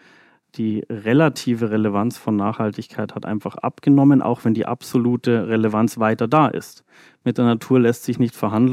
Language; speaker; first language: German; native; German